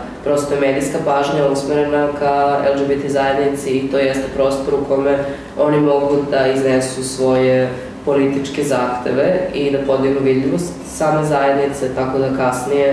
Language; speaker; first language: Serbian; native; Serbian